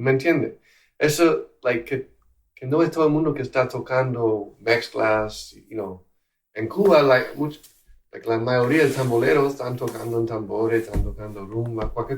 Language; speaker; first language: Spanish; non-native, fluent; English